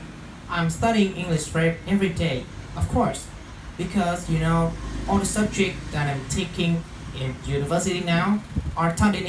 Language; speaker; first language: English; non-native, fluent; Vietnamese